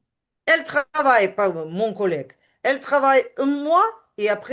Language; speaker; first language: French; non-native, learner; Ukrainian